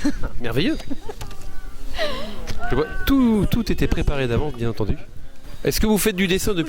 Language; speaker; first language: French; native; French